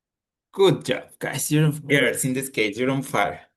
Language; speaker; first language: English; non-native, fluent; Spanish